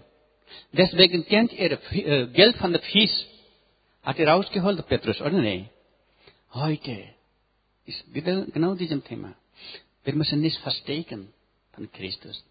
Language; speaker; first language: German; non-native, learner; Nepali